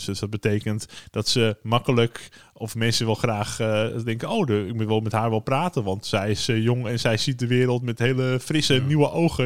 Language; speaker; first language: Dutch; native; Dutch